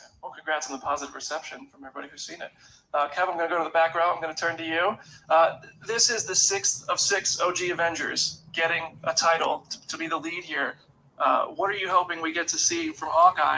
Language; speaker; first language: English; native; English